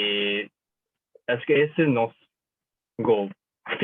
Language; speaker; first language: Portuguese; non-native, fluent; Japanese